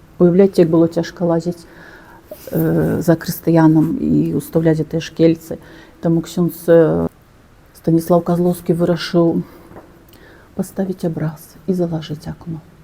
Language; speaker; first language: Belarusian; native; Belarusian